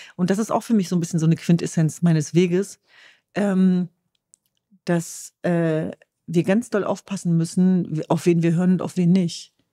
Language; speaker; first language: German; early bilingual, other home language; Kurdish